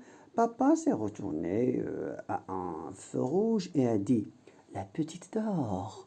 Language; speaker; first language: French; non-native, local second language; Arabic